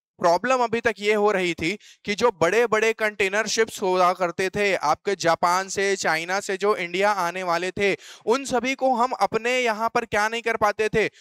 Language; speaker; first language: Hindi; native; Hindi